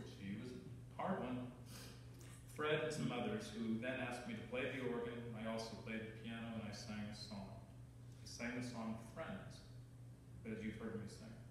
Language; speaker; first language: English; native; English